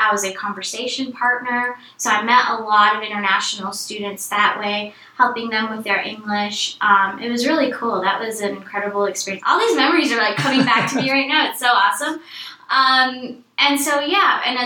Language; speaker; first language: English; native; English